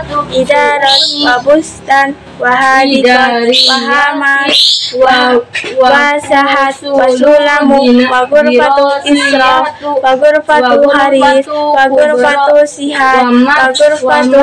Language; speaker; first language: Arabic; non-native, learner; Indonesian